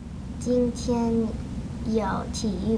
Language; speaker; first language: Chinese; non-native, learner; English